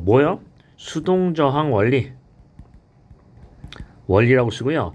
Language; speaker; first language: Korean; native; Korean